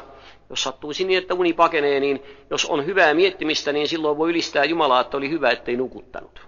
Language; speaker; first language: Finnish; native; Finnish